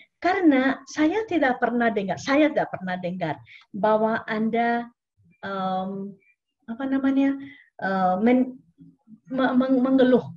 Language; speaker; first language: Indonesian; non-native, fluent; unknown